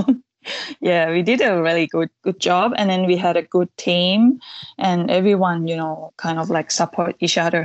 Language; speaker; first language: English; non-native, fluent; Thai